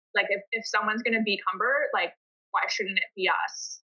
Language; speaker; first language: English; native; English